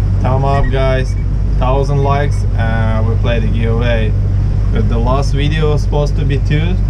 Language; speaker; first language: English; non-native, learner; Ukrainian